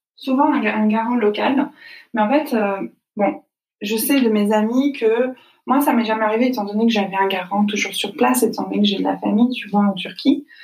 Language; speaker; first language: French; native; French